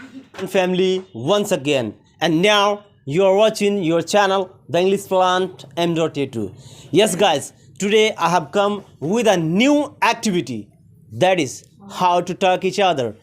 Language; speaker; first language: English; non-native, learner; Hindi